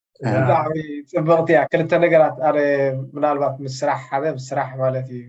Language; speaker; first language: Tigrinya; native; Tigrinya